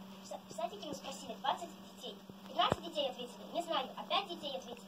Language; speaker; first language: Russian; native; Russian